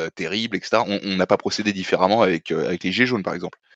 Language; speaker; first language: French; native; French